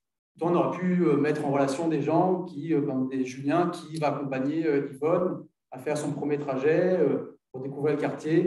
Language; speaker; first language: French; native; French